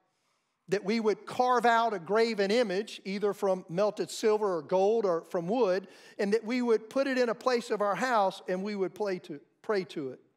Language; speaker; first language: English; native; English